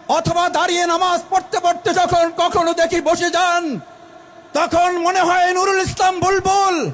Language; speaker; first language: Bangla; native; Bangla